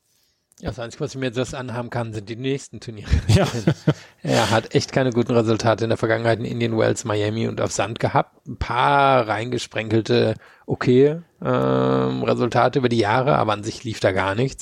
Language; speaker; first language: German; native; German